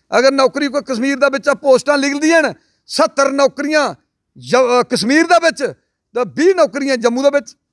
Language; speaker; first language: Punjabi; non-native, local second language; Dogri